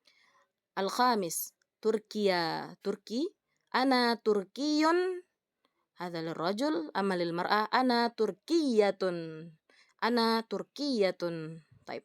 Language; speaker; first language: Arabic; non-native, fluent; Indonesian